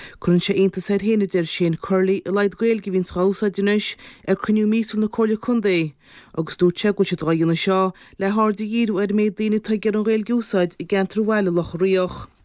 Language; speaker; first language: Irish; native; Irish